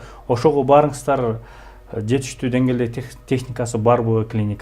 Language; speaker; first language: Kyrgyz; native; Kyrgyz